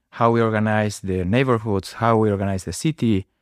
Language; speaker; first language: English; non-native, fluent; Spanish